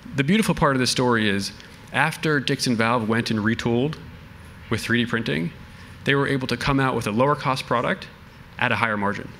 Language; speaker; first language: English; native; English